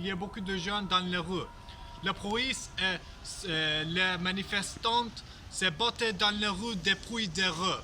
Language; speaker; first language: French; non-native, learner; Turkish